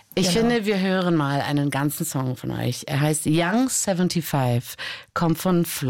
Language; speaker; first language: German; native; German